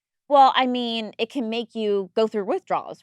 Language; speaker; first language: English; native; English